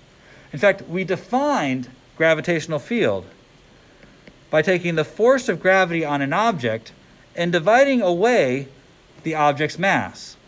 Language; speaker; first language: English; native; English